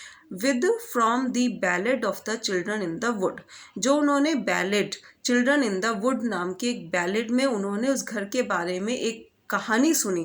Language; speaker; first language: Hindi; native; Hindi